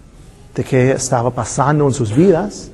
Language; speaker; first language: Spanish; non-native, fluent; English